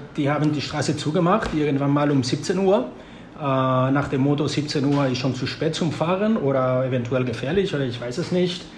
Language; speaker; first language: German; non-native, fluent; Spanish